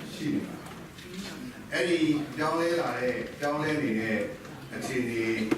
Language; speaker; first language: Burmese; non-native, local second language; Kachin